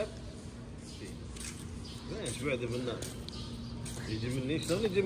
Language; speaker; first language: Arabic; non-native, learner; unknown